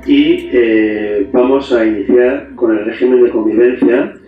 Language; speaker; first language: Spanish; native; Spanish